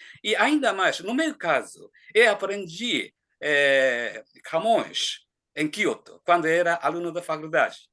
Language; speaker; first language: Portuguese; non-native, fluent; Japanese